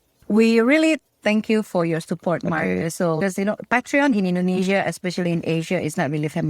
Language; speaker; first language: English; non-native, fluent; Indonesian